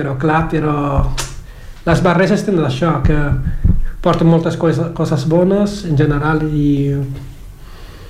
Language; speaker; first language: Catalan; non-native, fluent; Kabuverdianu